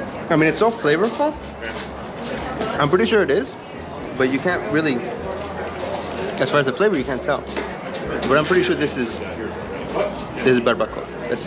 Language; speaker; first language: English; native; English